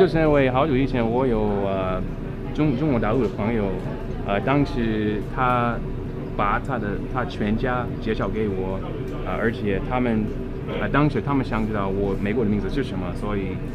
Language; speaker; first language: Chinese; non-native, fluent; English